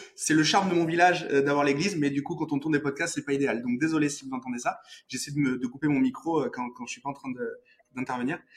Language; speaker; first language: French; native; French